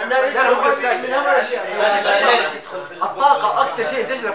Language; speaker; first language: Arabic; native; Arabic